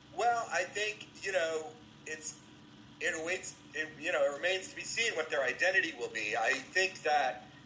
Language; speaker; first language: English; native; English